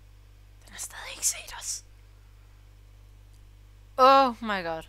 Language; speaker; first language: Danish; native; Danish